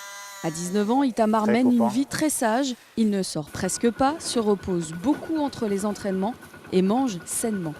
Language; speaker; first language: French; native; French